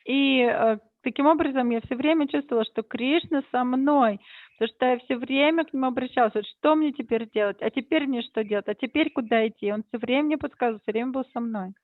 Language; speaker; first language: Russian; native; Russian